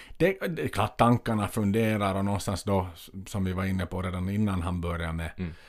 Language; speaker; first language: Swedish; native; Swedish